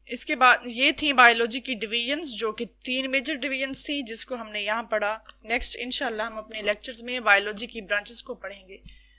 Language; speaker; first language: Urdu; native; Urdu